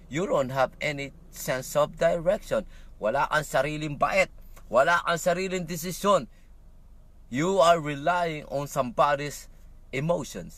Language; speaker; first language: English; non-native, local second language; Filipino